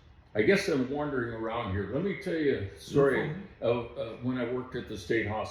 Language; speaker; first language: English; native; English